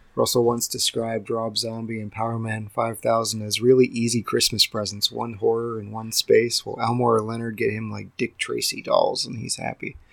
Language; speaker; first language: English; native; English